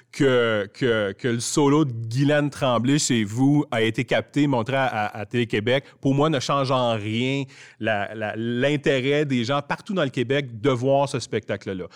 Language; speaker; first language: French; native; French